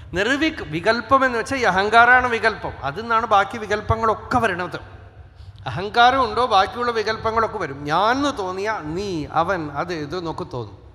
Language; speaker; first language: Malayalam; non-native, local second language; Tamil